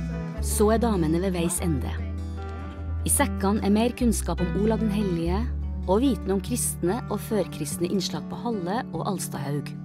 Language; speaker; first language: Norwegian; native; Norwegian